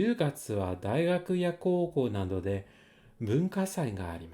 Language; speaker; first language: Japanese; non-native, fluent; French